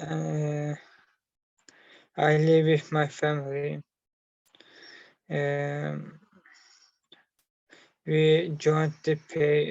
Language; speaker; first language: English; non-native, learner; Turkish